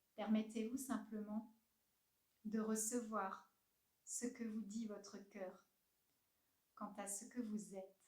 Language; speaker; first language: French; native; French